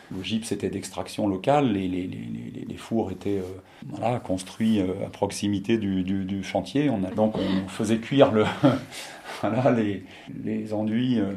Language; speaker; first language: French; native; French